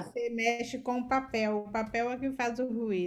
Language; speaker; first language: Portuguese; non-native, learner; Spanish